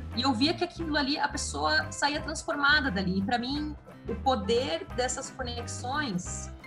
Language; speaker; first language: Portuguese; native; Portuguese